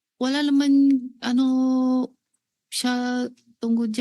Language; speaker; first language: Filipino; non-native, learner; Chinese